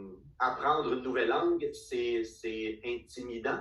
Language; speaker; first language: French; native; French